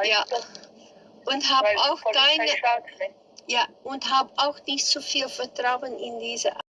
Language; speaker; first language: German; non-native, learner; Dutch